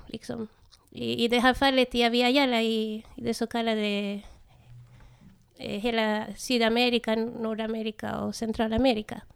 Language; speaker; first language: Swedish; non-native, fluent; Spanish